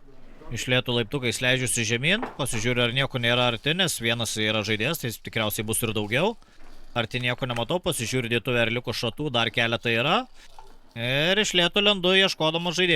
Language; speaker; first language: Lithuanian; native; Lithuanian